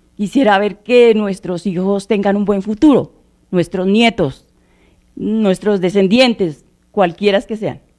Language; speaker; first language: Spanish; native; Spanish